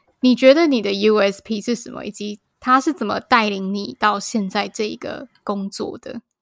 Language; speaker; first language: Chinese; native; Chinese